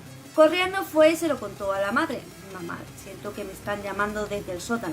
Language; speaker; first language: Spanish; native; Spanish